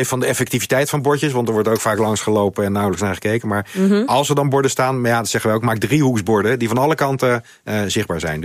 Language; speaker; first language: Dutch; native; Dutch